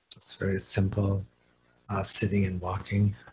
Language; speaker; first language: English; native; English